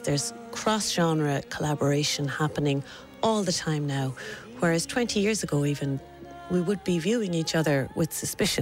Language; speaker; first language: English; native; English